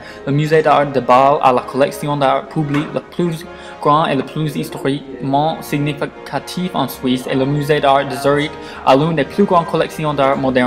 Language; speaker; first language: French; non-native, learner; English